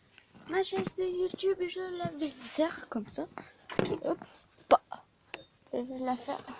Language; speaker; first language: French; non-native, learner; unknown